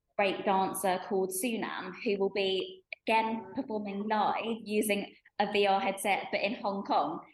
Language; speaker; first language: English; native; English